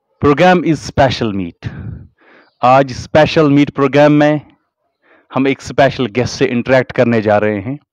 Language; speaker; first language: Hindi; non-native, local second language; Kashmiri